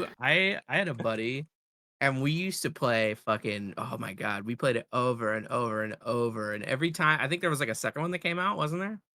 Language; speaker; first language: English; native; English